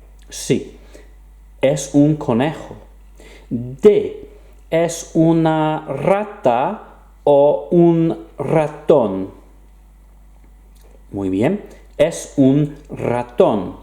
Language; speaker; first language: Spanish; non-native, fluent; English